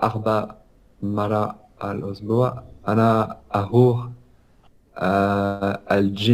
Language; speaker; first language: Arabic; non-native, learner; English